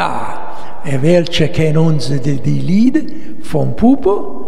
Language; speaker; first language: German; non-native, fluent; Italian